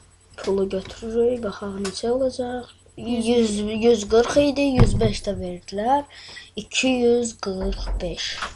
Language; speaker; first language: Turkish; non-native, learner; Azerbaijani